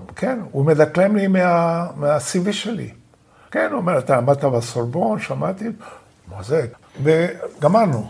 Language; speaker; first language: Hebrew; non-native, fluent; Spanish